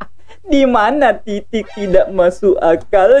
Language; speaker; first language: Indonesian; native; Indonesian